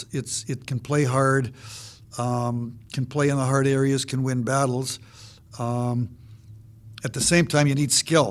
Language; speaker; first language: English; native; English